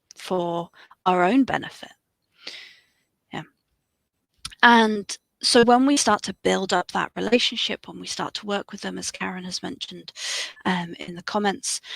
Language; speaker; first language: English; native; English